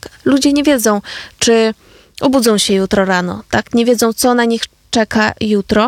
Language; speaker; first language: Polish; non-native, fluent; Ukrainian